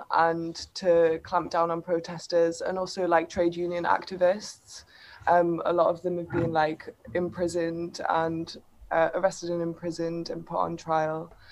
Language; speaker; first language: English; native; English